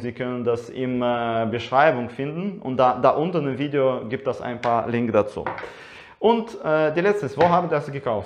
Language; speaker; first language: German; non-native, learner; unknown